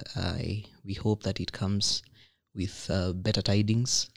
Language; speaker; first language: English; non-native, local second language; Kikuyu